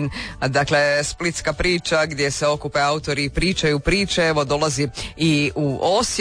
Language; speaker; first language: Serbian; native; Serbian